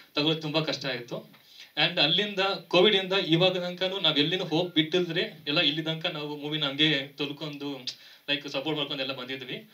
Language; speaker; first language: Kannada; non-native, local second language; Telugu